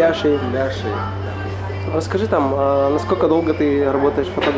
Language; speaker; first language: Russian; native; Russian